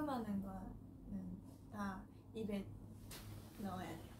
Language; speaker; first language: Korean; non-native, learner; Japanese